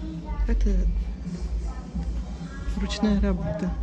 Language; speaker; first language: Russian; native; Russian